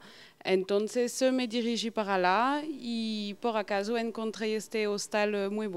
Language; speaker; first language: Spanish; non-native, learner; Portuguese